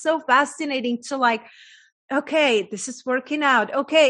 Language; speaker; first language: English; non-native, fluent; Czech